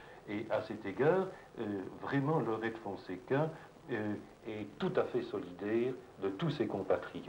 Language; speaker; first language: French; native; French